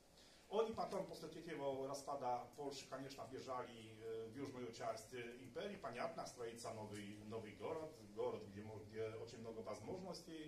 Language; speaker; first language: Polish; non-native, learner; Russian